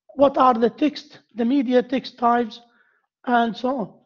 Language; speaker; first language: English; non-native, fluent; Arabic